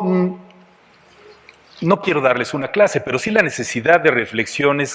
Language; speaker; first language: Spanish; native; Spanish